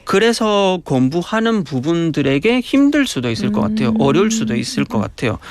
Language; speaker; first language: Korean; non-native, fluent; Spanish